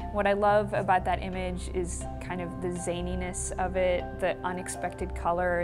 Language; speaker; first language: English; native; English